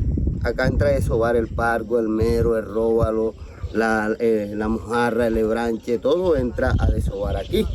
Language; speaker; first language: Spanish; native; Spanish